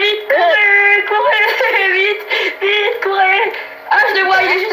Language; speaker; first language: French; native; French